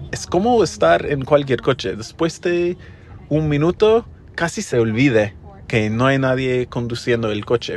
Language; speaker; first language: Spanish; non-native, fluent; English